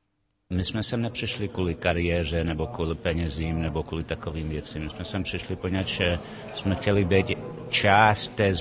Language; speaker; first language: Czech; early bilingual, heritage; Czech